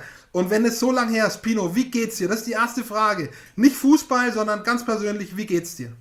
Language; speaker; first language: German; native; German